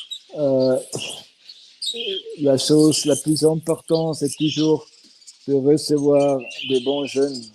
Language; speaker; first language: French; non-native, fluent; Swiss German